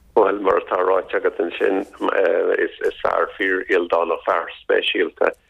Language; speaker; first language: Irish; native; Irish